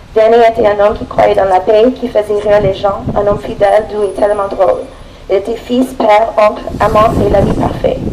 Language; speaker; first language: French; non-native, fluent; English